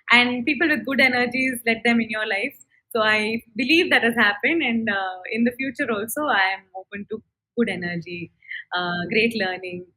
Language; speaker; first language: English; non-native, local second language; Tamil